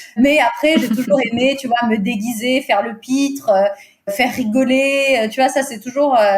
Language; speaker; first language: French; early bilingual, other home language; Portuguese